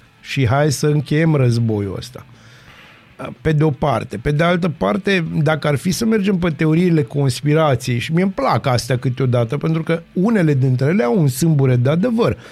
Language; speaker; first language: Romanian; native; Romanian